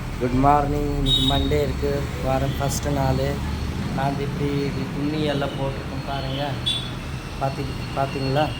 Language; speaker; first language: Tamil; non-native, local second language; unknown